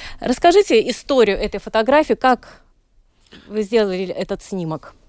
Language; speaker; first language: Russian; native; Russian